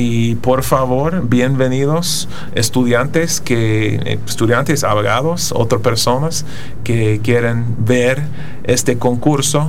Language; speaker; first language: Spanish; non-native, fluent; English